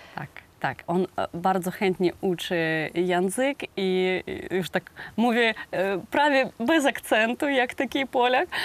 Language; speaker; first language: Polish; non-native, learner; Ukrainian